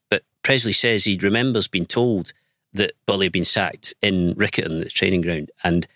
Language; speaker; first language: English; native; English